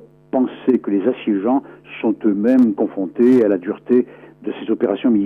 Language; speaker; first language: French; native; French